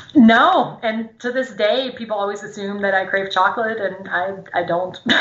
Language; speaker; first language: English; non-native, fluent; German